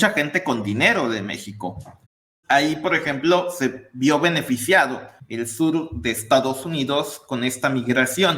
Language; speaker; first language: Spanish; native; Spanish